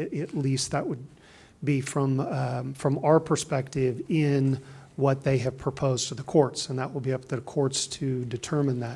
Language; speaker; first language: English; native; English